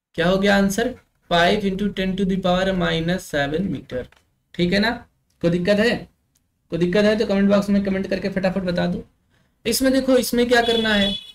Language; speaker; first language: Hindi; native; Hindi